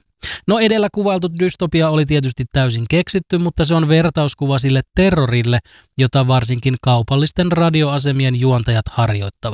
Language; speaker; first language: Finnish; native; Finnish